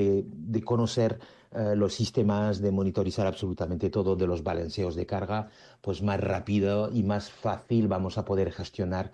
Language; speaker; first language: Spanish; native; Spanish